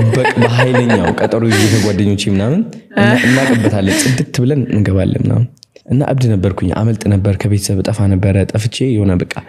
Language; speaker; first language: Amharic; non-native, local second language; Tigrinya